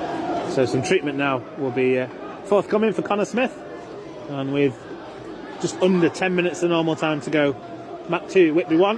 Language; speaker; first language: English; native; English